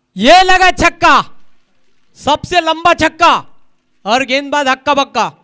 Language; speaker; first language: Hindi; non-native, local second language; Marathi